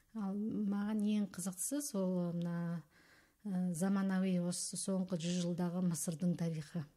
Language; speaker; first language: Kazakh; early bilingual, heritage; Kazakh